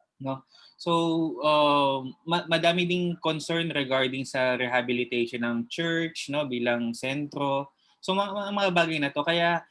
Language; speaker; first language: Filipino; native; Filipino